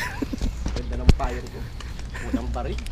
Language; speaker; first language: Filipino; native; Filipino